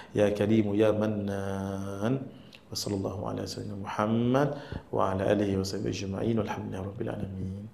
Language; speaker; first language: Arabic; non-native, fluent; Malay